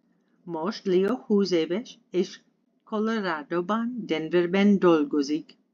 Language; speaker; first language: Hungarian; non-native, learner; English